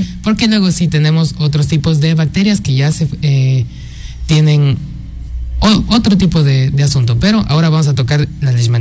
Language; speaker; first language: Spanish; native; Spanish